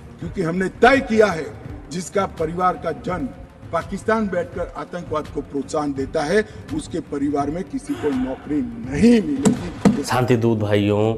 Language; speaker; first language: Hindi; native; Hindi